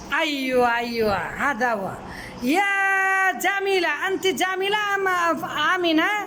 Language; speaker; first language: Arabic; non-native, fluent; Bangla